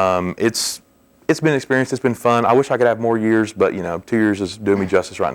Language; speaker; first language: English; native; English